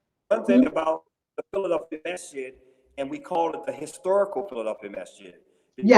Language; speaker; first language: English; native; English